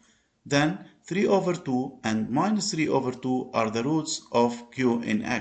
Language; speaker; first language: English; non-native, local second language; Arabic